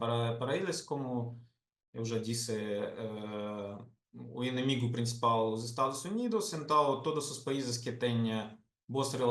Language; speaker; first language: Portuguese; non-native, fluent; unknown